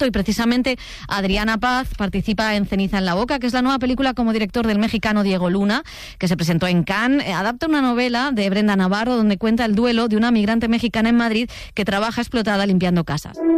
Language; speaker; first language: Spanish; native; Spanish